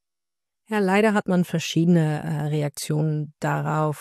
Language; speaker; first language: German; non-native, fluent; Dutch